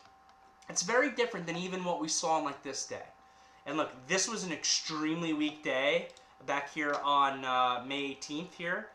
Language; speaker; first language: English; native; English